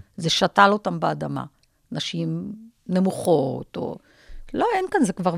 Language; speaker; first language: Hebrew; native; Hebrew